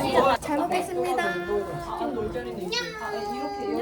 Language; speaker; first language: Korean; native; Korean